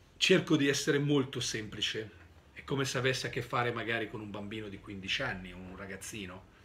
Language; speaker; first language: Italian; native; Italian